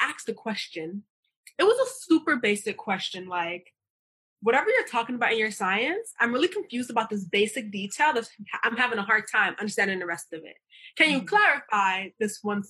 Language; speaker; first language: English; native; English